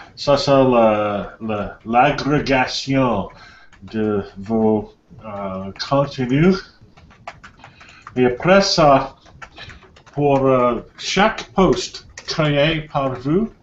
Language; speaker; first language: French; non-native, learner; English